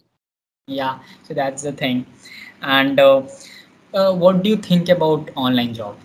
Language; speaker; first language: English; non-native, local second language; Hindi